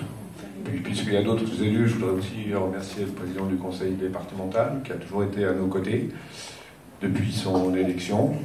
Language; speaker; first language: French; native; French